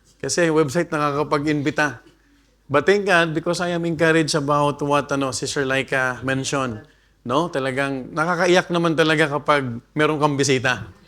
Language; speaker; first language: Filipino; non-native, local second language; Bikol